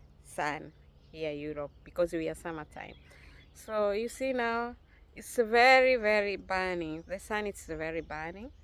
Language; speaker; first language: English; non-native, learner; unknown